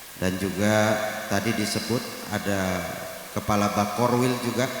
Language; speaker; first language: Indonesian; non-native, local second language; Madurese